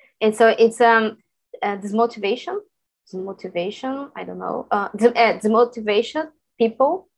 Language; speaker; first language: English; non-native, learner; Portuguese